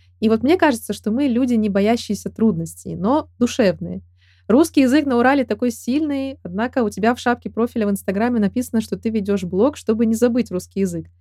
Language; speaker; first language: Russian; native; Russian